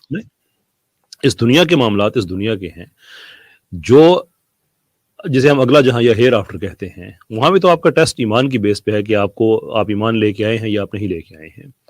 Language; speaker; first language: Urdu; non-native, local second language; Punjabi